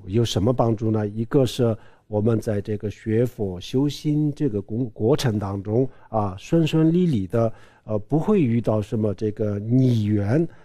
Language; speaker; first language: Chinese; non-native, local second language; Tibetan